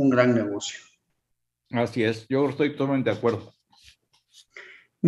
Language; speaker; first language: Spanish; native; Spanish